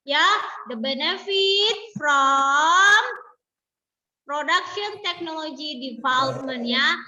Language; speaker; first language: English; non-native, learner; Indonesian